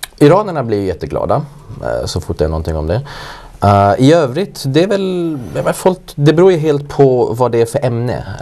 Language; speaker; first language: Swedish; early bilingual, other home language; Persian